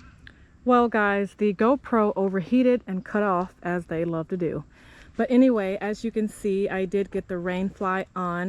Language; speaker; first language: English; native; English